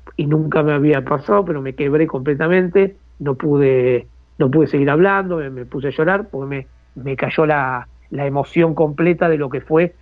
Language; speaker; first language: Spanish; native; Spanish